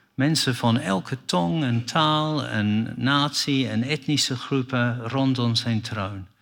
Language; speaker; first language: Dutch; non-native, fluent; English